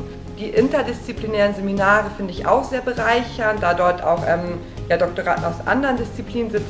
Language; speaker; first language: German; native; German